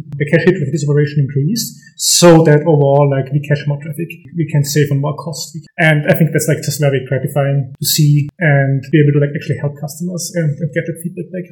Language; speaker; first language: English; non-native, fluent; German